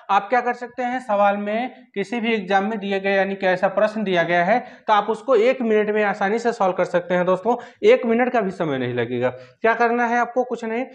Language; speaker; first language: Hindi; native; Hindi